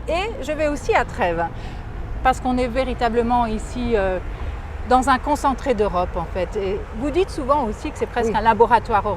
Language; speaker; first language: French; native; French